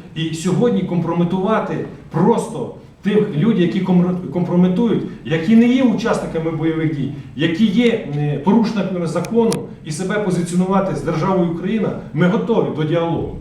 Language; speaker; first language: Ukrainian; native; Ukrainian